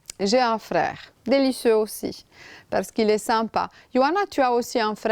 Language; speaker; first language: French; non-native, fluent; Romanian